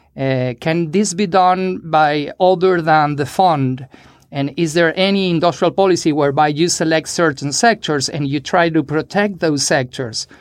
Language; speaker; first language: English; non-native, fluent; Spanish